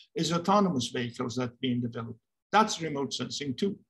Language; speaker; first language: English; non-native, fluent; Persian